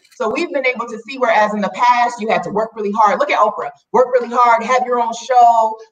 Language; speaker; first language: English; native; English